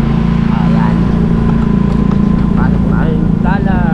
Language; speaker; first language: Filipino; native; Filipino